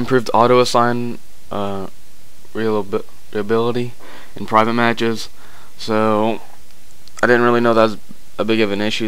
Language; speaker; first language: English; native; English